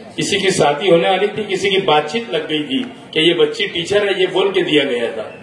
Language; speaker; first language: Hindi; non-native, local second language; Urdu